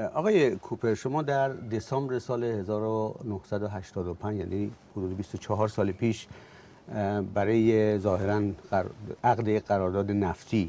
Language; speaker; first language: Persian; native; Persian